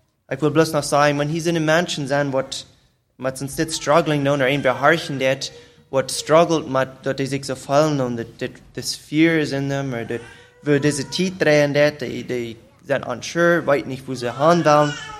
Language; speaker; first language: German; native; German